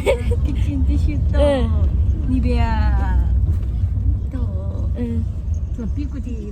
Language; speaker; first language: Japanese; non-native, learner; Chinese